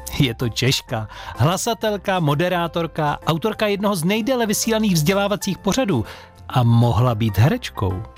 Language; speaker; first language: Czech; native; Czech